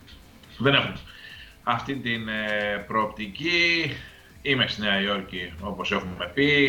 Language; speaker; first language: Greek; native; Greek